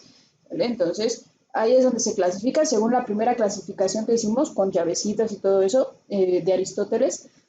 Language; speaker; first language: Spanish; native; Spanish